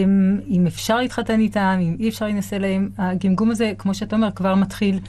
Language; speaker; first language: Hebrew; native; Hebrew